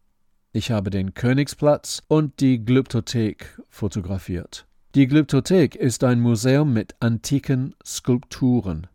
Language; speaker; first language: German; non-native, fluent; English